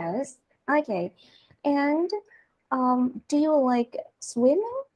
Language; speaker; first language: English; non-native, learner; Vietnamese